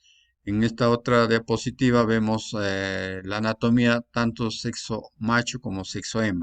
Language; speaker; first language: Spanish; native; Spanish